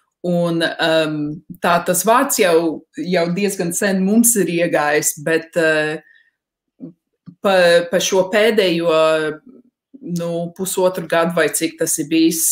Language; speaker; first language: Latvian; early bilingual, heritage; Latvian